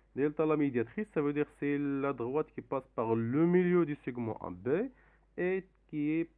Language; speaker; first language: French; non-native, local second language; Arabic